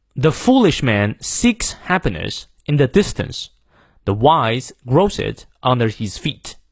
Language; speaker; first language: English; non-native, fluent; Chinese